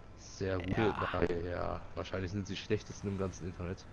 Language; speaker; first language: German; native; German